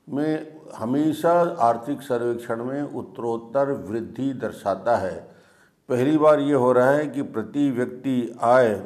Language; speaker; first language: Hindi; native; Hindi